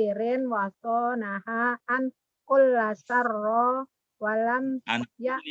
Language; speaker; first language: Arabic; non-native, learner; Indonesian